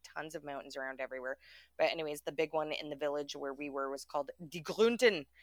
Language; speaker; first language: English; early bilingual, other home language; German